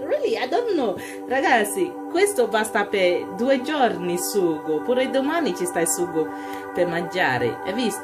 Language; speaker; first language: Italian; non-native, learner; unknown